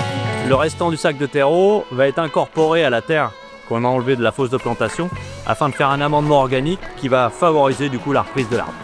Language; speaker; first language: French; native; French